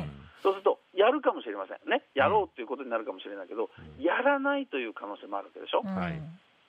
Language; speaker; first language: Japanese; native; Japanese